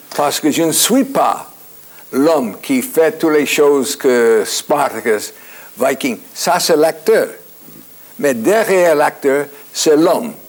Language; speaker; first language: French; non-native, fluent; English